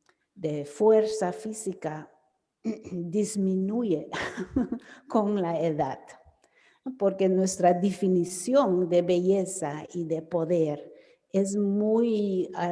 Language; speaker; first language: Spanish; non-native, fluent; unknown